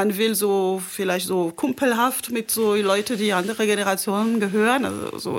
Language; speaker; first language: German; non-native, fluent; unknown